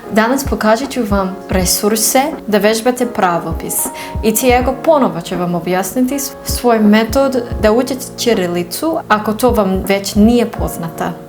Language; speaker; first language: Serbian; non-native, learner; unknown